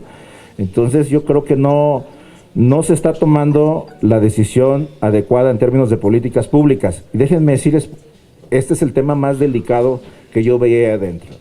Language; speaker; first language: Spanish; native; Spanish